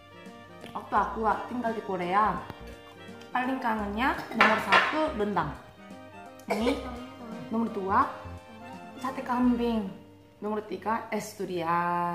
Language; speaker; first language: Indonesian; non-native, fluent; Korean